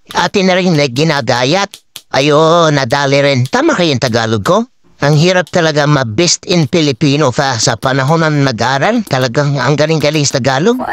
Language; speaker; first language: Filipino; non-native, local second language; Cebuano